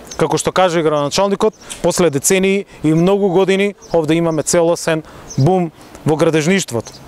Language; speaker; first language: Macedonian; native; Macedonian